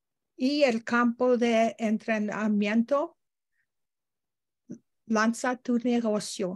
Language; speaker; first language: Spanish; non-native, learner; English